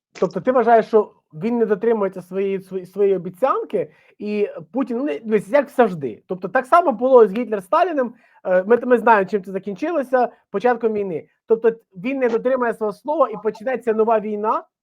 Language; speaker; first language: Ukrainian; native; Ukrainian